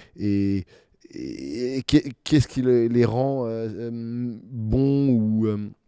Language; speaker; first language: French; native; French